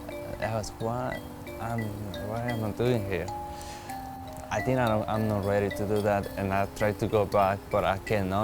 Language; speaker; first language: English; non-native, fluent; Spanish